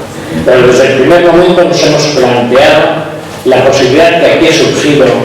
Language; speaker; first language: Spanish; native; Spanish